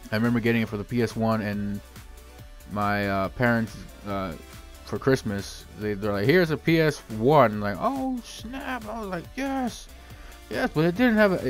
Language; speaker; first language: English; native; English